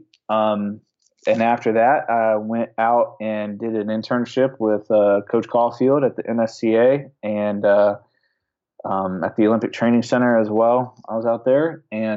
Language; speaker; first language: English; native; English